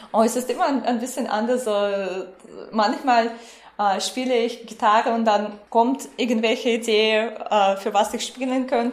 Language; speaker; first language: German; non-native, fluent; Russian